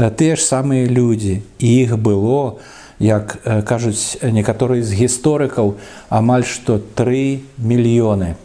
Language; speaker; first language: Belarusian; non-native, local second language; Russian